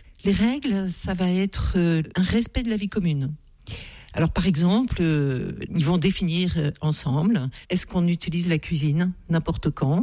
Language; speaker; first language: French; native; French